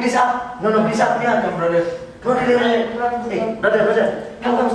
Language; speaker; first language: English; non-native, learner; Malay